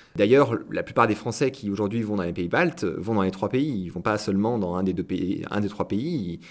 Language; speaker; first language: French; native; French